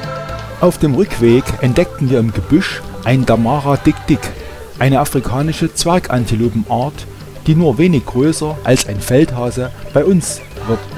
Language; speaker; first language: German; native; German